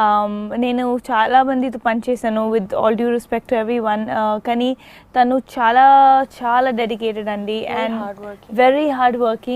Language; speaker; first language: Telugu; non-native, fluent; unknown